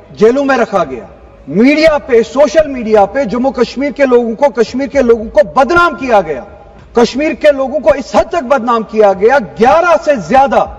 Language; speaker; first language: Urdu; non-native, local second language; Kashmiri